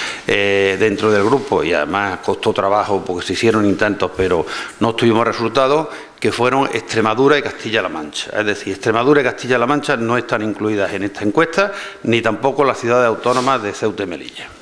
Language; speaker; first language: Spanish; native; Spanish